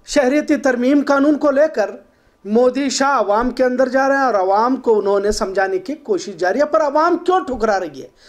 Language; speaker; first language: Hindi; non-native, local second language; Urdu